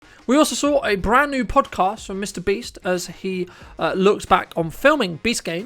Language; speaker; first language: English; native; English